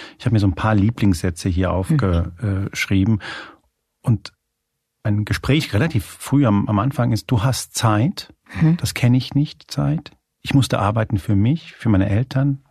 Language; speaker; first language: German; early bilingual, other home language; Spanish